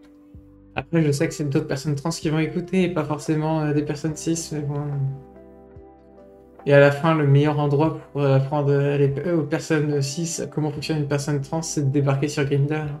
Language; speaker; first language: French; native; French